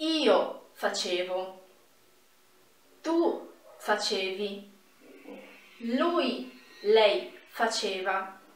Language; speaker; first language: Italian; non-native, fluent; Portuguese